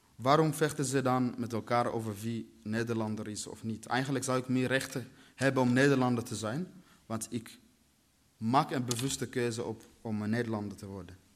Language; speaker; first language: Dutch; early bilingual, other home language; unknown